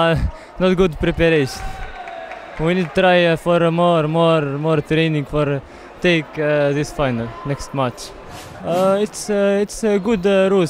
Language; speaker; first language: English; non-native, learner; Arabic